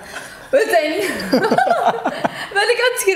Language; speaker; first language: Dutch; early bilingual, other home language; Turkish